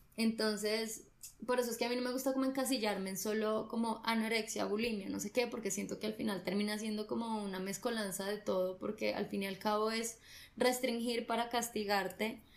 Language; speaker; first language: Spanish; native; Spanish